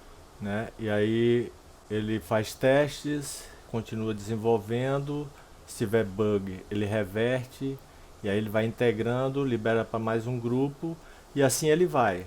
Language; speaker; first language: Portuguese; native; Portuguese